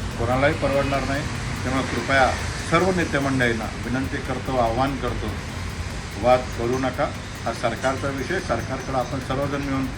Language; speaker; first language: Marathi; native; Marathi